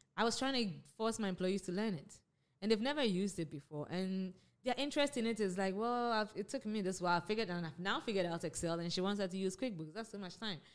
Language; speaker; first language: English; non-native, local second language; Akan